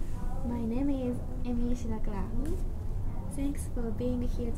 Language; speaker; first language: English; non-native, learner; Japanese